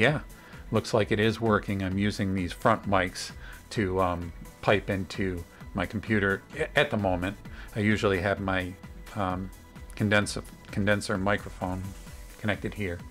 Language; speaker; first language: English; native; English